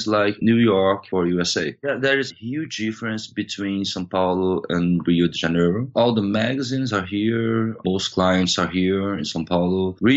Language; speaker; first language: English; non-native, fluent; Portuguese